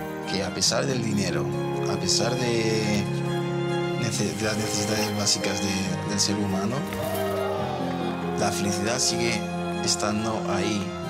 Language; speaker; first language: Spanish; early bilingual, other home language; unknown